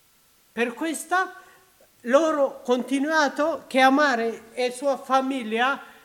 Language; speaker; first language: Italian; non-native, learner; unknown